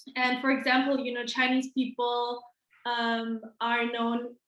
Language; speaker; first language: English; non-native, fluent; German